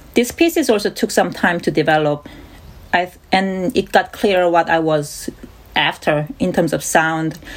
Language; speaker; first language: English; non-native, fluent; Korean